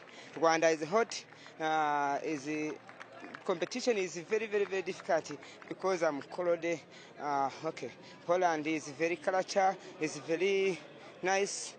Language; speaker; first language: English; non-native, learner; Kinyarwanda